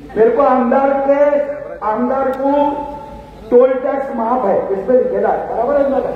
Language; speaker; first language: Hindi; non-native, local second language; Marathi